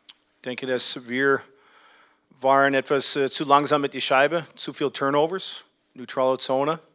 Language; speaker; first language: German; non-native, fluent; English